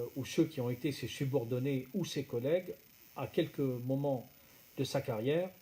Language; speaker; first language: French; non-native, local second language; Arabic